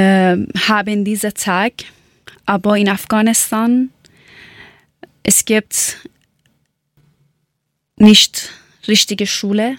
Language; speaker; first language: German; non-native, learner; Persian